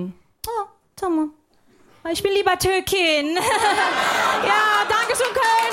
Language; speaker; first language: German; early bilingual, other home language; Arabic